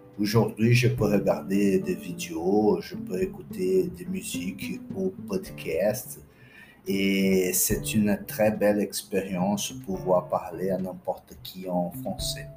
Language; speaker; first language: French; non-native, fluent; Portuguese